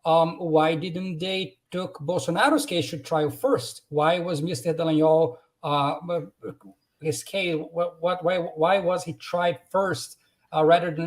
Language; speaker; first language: English; non-native, fluent; Portuguese